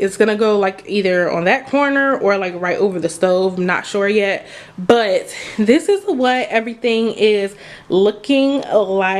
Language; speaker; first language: English; native; English